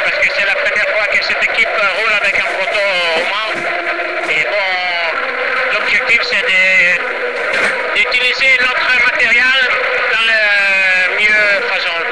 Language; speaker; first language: French; non-native, fluent; Italian